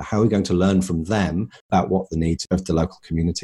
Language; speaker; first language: English; native; English